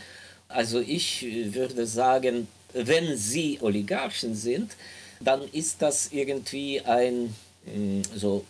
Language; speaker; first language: German; non-native, fluent; Ukrainian